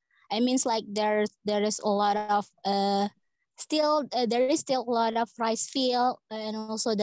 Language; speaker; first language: English; non-native, fluent; Indonesian